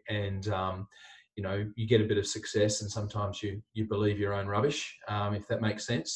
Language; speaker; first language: English; native; English